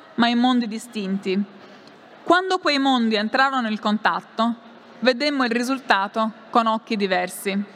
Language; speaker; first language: Italian; non-native, fluent; Albanian